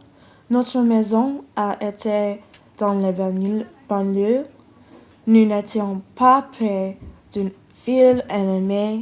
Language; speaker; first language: French; non-native, learner; English